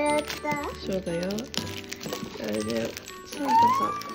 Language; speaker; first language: Japanese; native; Japanese